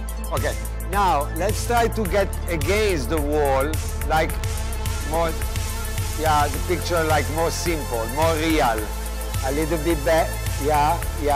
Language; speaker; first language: English; non-native, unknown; Italian